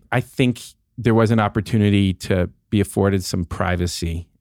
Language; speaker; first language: English; native; English